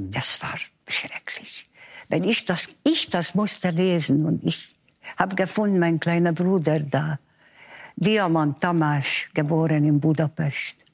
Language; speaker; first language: German; non-native, fluent; Hungarian